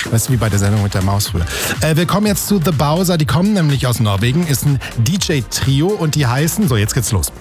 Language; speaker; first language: German; native; German